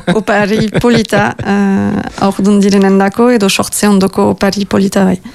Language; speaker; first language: Basque; native; Basque